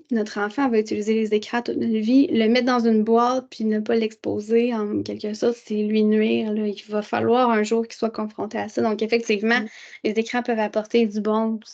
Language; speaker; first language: French; native; French